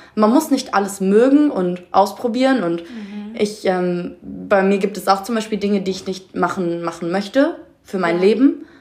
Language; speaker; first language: German; native; German